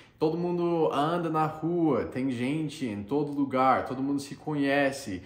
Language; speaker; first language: Portuguese; non-native, fluent; English